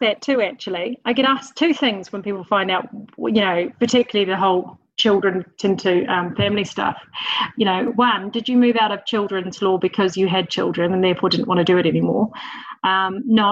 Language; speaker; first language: English; native; English